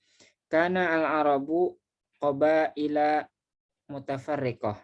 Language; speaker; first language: Arabic; non-native, fluent; Indonesian